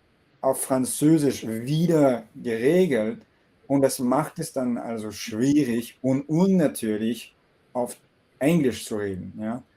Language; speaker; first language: German; non-native, fluent; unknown